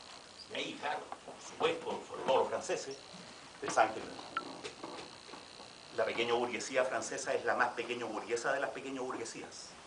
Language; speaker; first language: Spanish; native; Spanish